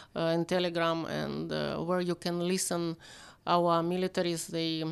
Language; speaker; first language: English; non-native, learner; Ukrainian